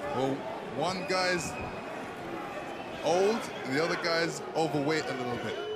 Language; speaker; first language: English; native; English